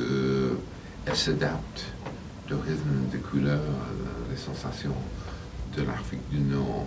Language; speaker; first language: French; non-native, fluent; English